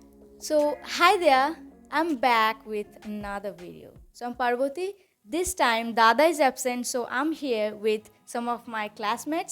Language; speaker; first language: English; non-native, learner; Bangla